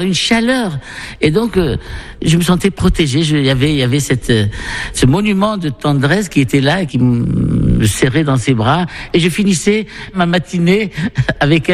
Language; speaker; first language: French; non-native, local second language; Arabic